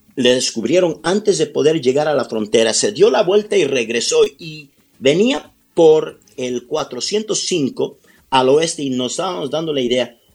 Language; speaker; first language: Spanish; early bilingual, heritage; Spanish